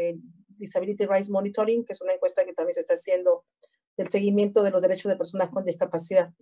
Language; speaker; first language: Spanish; native; Spanish